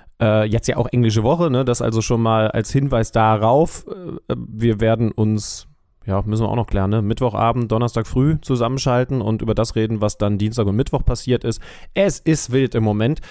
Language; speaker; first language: German; native; German